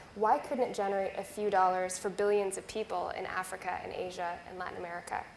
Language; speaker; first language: English; native; English